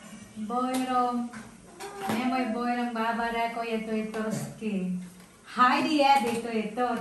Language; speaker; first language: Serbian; non-native, learner; Filipino